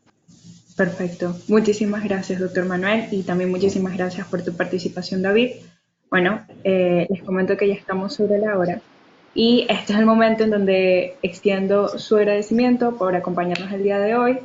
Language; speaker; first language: Spanish; native; Spanish